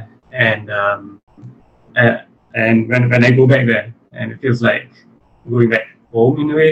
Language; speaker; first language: English; early bilingual, other home language; Malay